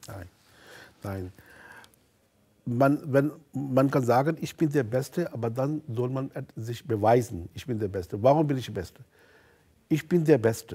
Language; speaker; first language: German; non-native, fluent; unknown